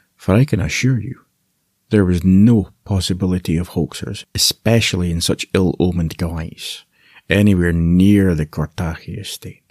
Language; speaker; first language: English; native; English